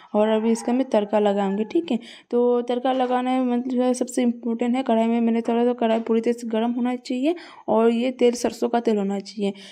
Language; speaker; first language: Hindi; non-native, local second language; Bangla